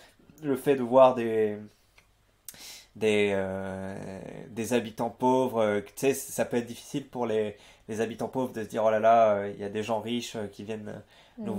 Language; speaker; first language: French; native; French